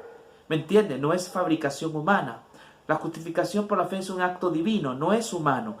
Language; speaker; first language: Spanish; native; Spanish